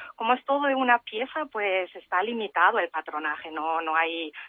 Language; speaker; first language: Spanish; early bilingual, heritage; German